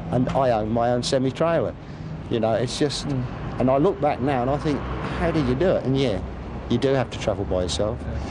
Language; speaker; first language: English; native; English